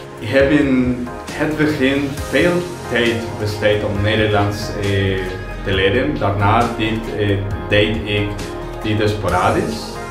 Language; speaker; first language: Dutch; non-native, learner; Spanish